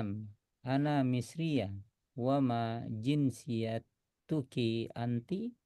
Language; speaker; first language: Arabic; non-native, learner; Indonesian